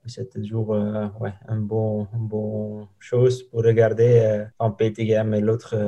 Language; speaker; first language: French; non-native, learner; Dutch